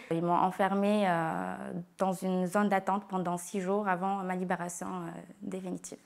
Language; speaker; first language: French; non-native, local second language; Arabic